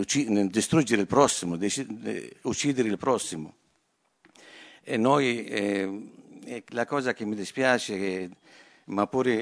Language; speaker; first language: Italian; non-native, fluent; Arabic